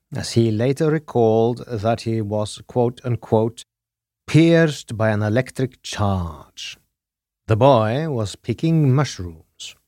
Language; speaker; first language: English; non-native, fluent; Norwegian